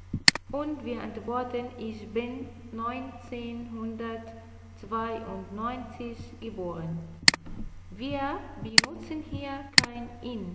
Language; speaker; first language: German; non-native, fluent; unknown